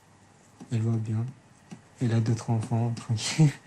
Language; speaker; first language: French; non-native, fluent; Persian